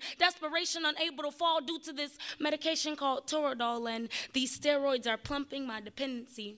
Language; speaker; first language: English; native; English